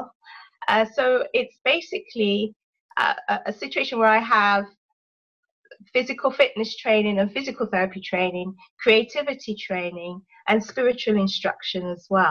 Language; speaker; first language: English; native; English